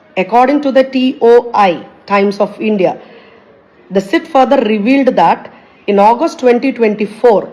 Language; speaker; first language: English; non-native, local second language; Telugu